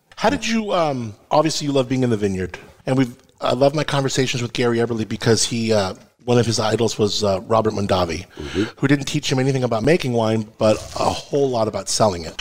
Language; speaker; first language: English; native; English